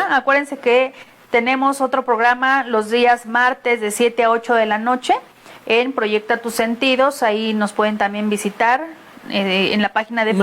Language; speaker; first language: Spanish; native; Spanish